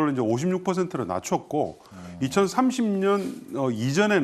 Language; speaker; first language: Korean; native; Korean